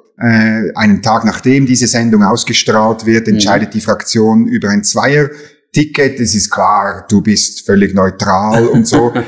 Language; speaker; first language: German; native; German